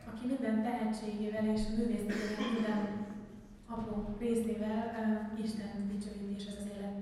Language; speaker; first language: Hungarian; native; Hungarian